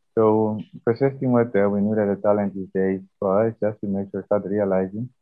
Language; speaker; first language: English; non-native, local second language; Afrikaans